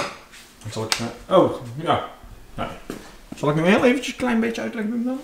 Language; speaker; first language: Dutch; native; Dutch